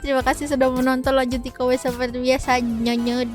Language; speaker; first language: Indonesian; native; Indonesian